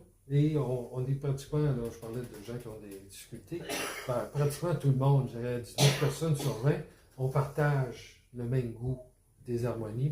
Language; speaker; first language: French; native; French